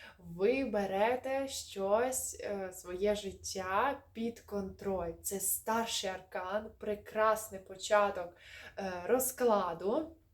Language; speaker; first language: Ukrainian; non-native, local second language; Russian